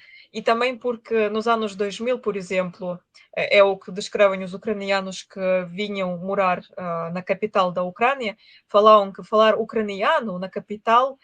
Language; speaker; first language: Portuguese; non-native, fluent; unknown